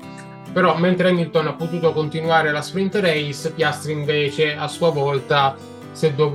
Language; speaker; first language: Italian; native; Italian